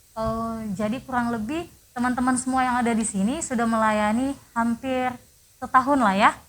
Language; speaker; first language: Indonesian; native; Indonesian